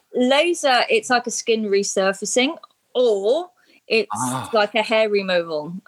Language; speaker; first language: English; native; English